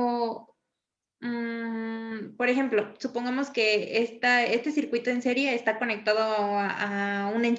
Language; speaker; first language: Spanish; native; Spanish